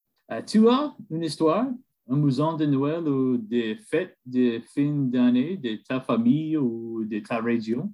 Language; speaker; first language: French; non-native, learner; English